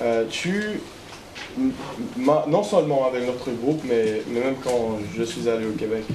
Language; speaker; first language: French; non-native, fluent; English